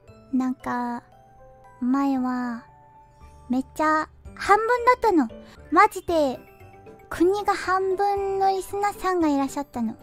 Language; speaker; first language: Japanese; non-native, fluent; Korean